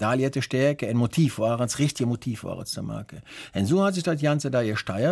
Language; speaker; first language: German; native; German